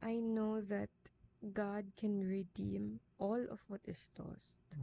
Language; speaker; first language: English; non-native, local second language; Filipino